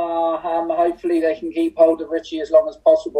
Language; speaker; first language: English; native; English